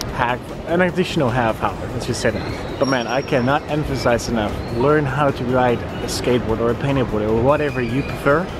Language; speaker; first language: English; non-native, fluent; Dutch